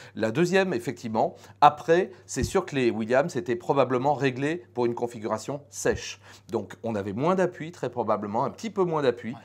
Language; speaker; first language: French; native; French